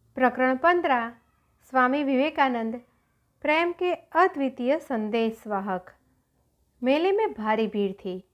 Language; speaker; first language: Hindi; non-native, local second language; Gujarati